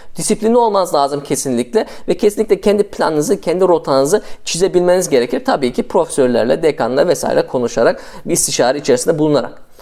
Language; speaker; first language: Turkish; early bilingual, heritage; Turkish